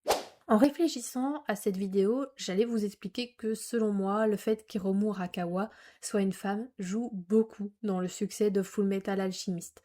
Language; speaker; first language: French; native; French